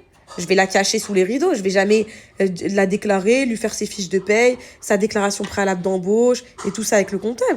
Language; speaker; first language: French; native; French